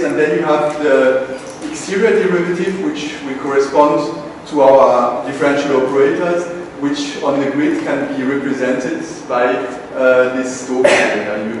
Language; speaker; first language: English; non-native, fluent; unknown